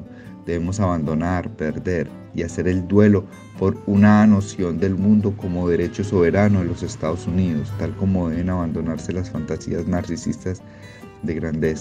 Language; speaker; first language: Spanish; native; Spanish